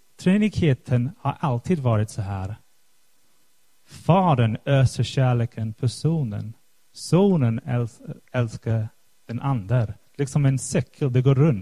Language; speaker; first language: Swedish; non-native, fluent; English